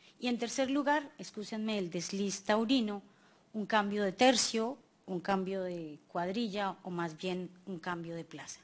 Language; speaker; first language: Spanish; native; Spanish